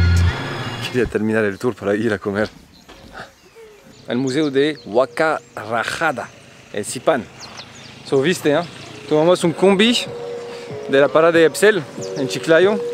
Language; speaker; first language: Spanish; non-native, fluent; French